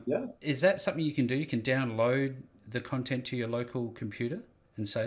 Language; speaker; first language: English; native; English